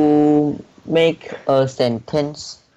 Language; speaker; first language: English; non-native, learner; Chinese